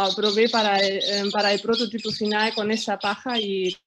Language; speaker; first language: Spanish; non-native, fluent; German